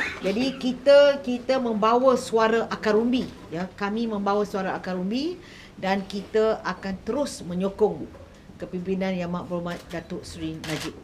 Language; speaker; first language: Malay; native; Malay